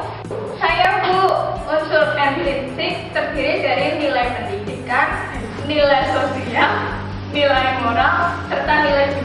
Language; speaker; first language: Indonesian; native; Indonesian